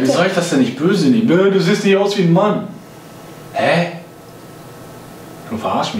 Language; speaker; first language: German; native; German